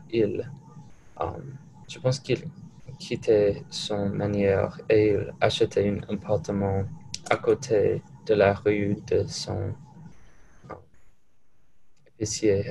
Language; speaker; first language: French; non-native, learner; English